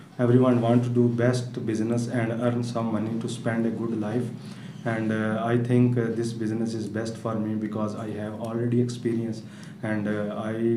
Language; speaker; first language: English; non-native, learner; Punjabi